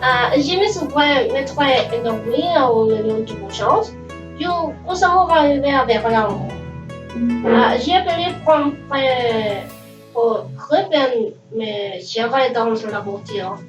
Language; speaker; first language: French; non-native, learner; Spanish